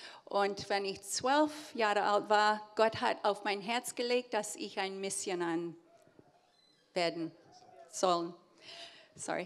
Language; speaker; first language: German; early bilingual, heritage; English